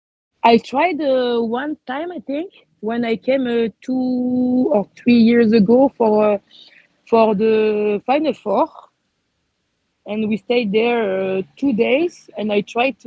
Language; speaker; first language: English; non-native, learner; French